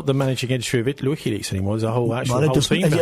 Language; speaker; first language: English; native; English